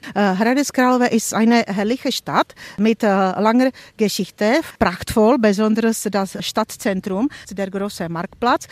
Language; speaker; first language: German; non-native, fluent; Czech